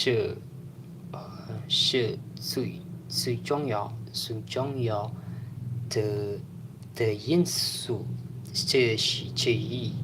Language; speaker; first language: Chinese; non-native, learner; Indonesian